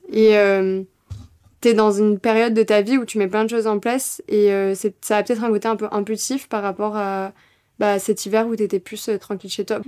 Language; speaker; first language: French; native; French